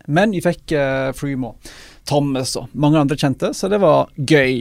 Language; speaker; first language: Norwegian; native; Norwegian